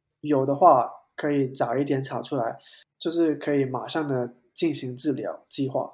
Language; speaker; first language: Chinese; non-native, local second language; Cantonese